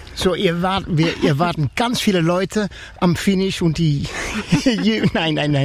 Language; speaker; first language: German; non-native, learner; Dutch